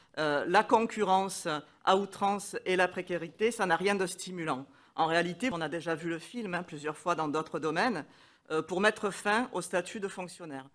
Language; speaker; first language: French; native; French